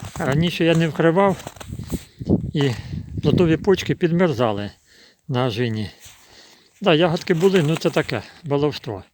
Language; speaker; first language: Ukrainian; native; Ukrainian